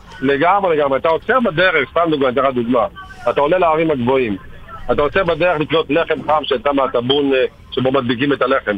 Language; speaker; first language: Hebrew; early bilingual, other home language; Georgian